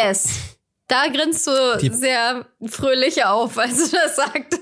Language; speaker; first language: German; native; German